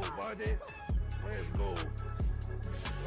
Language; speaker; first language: English; non-native, learner; Russian